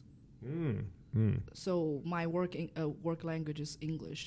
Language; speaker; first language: English; non-native, fluent; Chinese